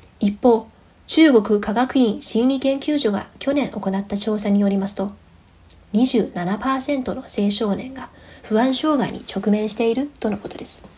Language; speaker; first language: Japanese; non-native, fluent; Chinese